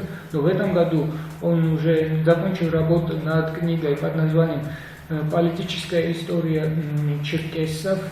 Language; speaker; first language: Russian; non-native, local second language; Georgian